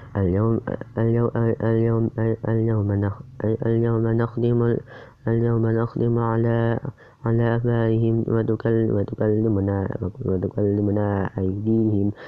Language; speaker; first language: Arabic; non-native, learner; Indonesian